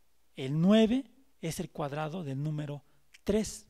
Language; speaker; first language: Spanish; native; Spanish